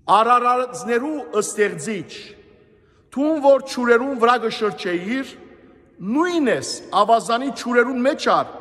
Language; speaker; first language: Armenian; native; Armenian